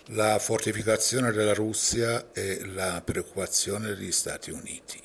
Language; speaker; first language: Italian; non-native, fluent; Persian